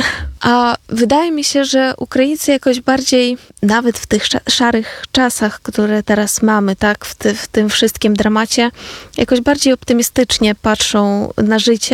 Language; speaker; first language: Polish; non-native, fluent; Ukrainian